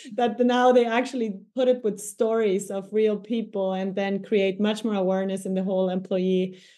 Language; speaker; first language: English; non-native, fluent; Spanish